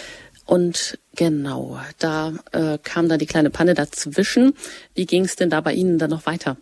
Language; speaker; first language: German; native; German